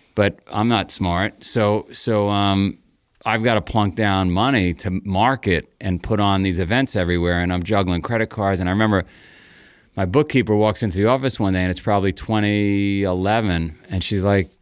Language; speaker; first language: English; native; English